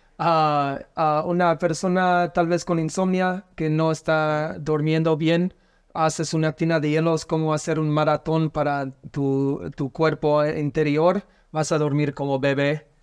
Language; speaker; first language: Spanish; non-native, learner; English